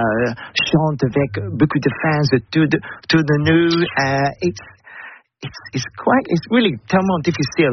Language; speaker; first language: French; non-native, learner; English